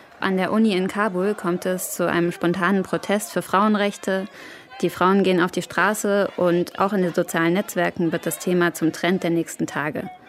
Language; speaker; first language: German; native; German